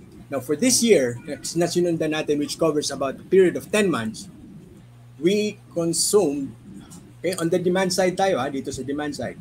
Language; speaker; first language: English; non-native, local second language; Filipino